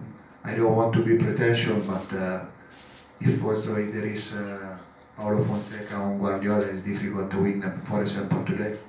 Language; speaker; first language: English; non-native, learner; Italian